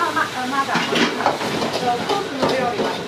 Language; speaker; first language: Japanese; non-native, fluent; Chinese